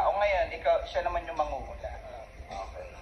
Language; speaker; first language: Filipino; native; Filipino